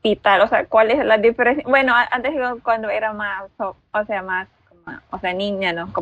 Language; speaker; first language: Spanish; non-native, learner; Filipino